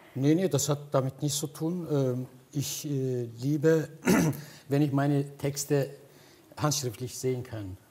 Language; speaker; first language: German; non-native, fluent; Turkish